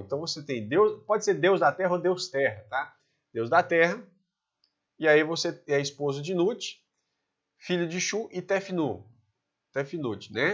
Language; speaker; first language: Portuguese; native; Portuguese